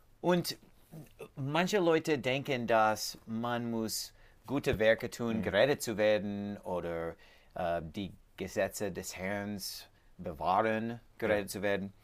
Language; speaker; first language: German; non-native, learner; English